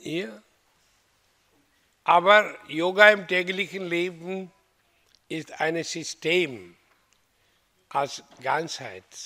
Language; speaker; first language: German; non-native, learner; Hindi